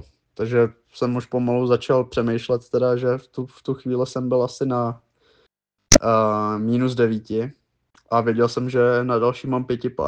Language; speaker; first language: Czech; native; Czech